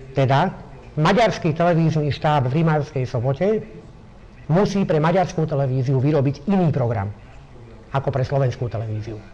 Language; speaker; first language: Slovak; non-native, local second language; Hungarian